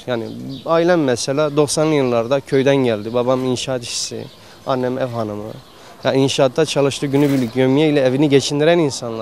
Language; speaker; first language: Turkish; native; Turkish